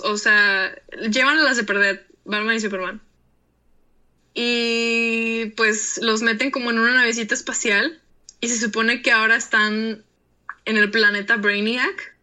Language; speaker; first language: Spanish; native; Spanish